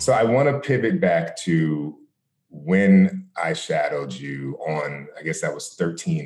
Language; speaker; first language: English; native; English